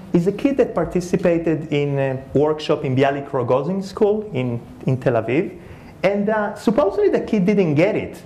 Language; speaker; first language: English; early bilingual, other home language; Spanish